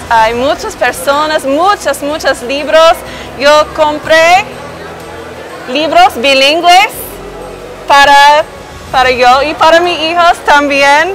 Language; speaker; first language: Spanish; non-native, learner; English